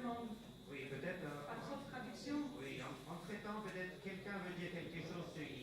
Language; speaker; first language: French; non-native, fluent; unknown